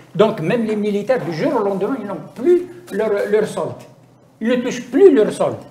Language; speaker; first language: French; non-native, local second language; Arabic